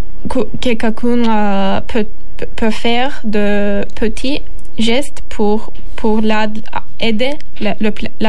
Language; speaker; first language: French; non-native, learner; Turkish